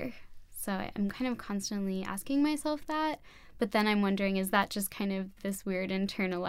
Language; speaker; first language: English; native; English